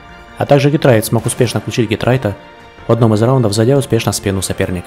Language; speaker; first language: Russian; native; Russian